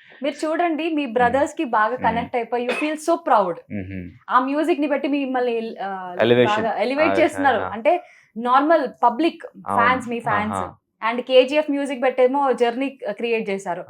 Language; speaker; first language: Telugu; native; Telugu